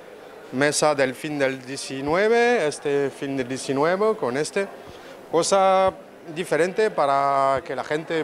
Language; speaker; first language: Spanish; non-native, learner; French